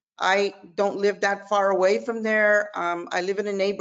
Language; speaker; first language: English; native; English